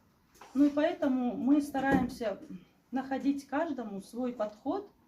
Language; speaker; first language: Russian; native; Russian